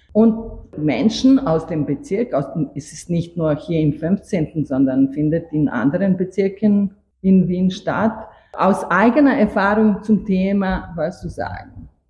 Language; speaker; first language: German; non-native, fluent; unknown